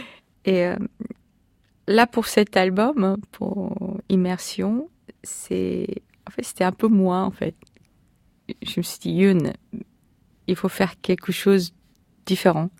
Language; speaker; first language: French; non-native, fluent; Korean